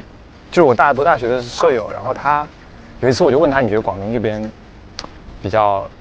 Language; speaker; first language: Chinese; native; Chinese